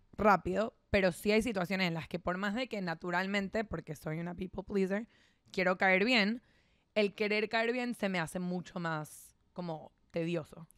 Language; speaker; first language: Spanish; native; Spanish